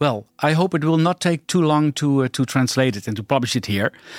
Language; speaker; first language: English; non-native, fluent; Dutch